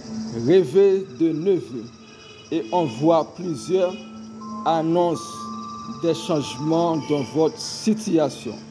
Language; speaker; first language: French; non-native, local second language; Haitian Creole